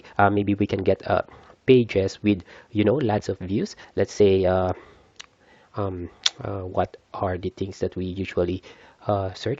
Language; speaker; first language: English; non-native, fluent; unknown